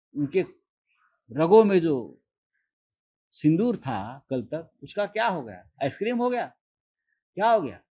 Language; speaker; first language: Hindi; non-native, local second language; Marathi